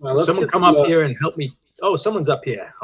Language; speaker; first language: English; native; English